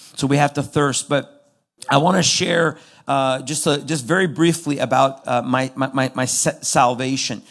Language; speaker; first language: English; non-native, fluent; Persian